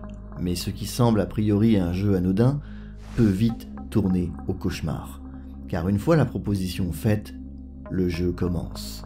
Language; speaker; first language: French; native; French